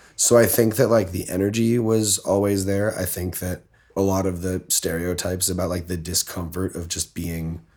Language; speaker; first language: English; native; English